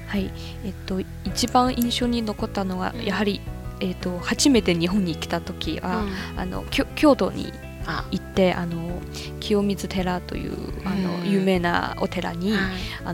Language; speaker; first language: Japanese; non-native, fluent; Chinese